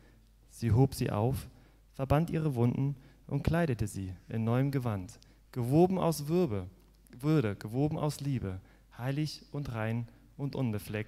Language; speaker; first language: German; native; German